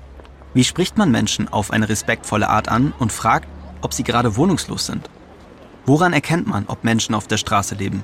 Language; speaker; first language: German; native; German